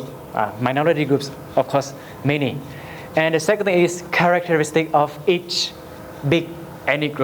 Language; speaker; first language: English; non-native, learner; Lao